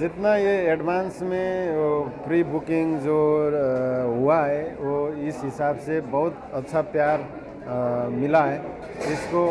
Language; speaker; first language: Hindi; non-native, fluent; Nepali